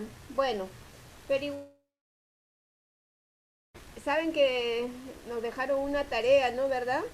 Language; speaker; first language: Spanish; native; Spanish